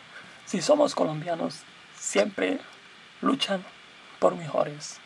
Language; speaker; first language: Spanish; non-native, learner; English